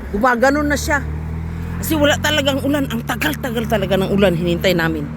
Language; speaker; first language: Filipino; non-native, local second language; Cebuano